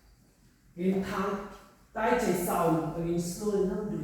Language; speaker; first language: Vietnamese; non-native, learner; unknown